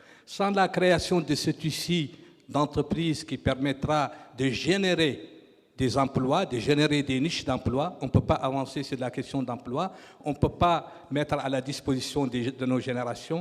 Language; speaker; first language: French; non-native, local second language; Arabic